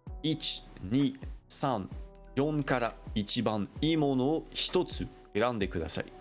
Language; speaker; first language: Japanese; non-native, fluent; French